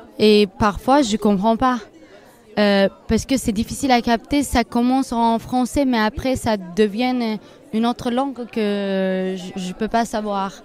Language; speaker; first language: French; non-native, fluent; Turkish